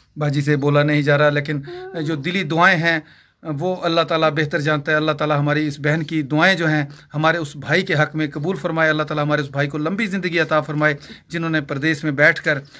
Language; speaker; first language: Urdu; non-native, local second language; Punjabi